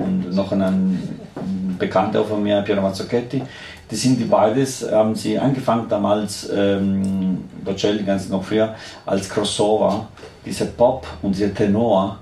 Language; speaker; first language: German; non-native, fluent; Italian